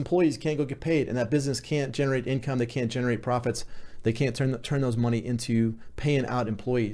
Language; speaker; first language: English; native; English